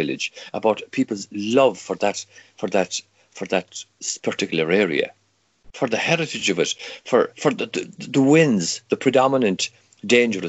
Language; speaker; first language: English; non-native, local second language; Irish